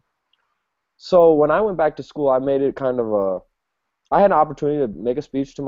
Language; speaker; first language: English; native; English